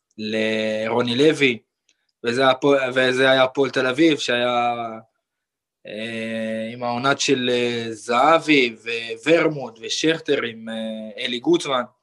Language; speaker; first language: Hebrew; non-native, local second language; Arabic